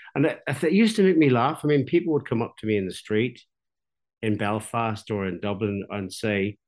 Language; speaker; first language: English; native; English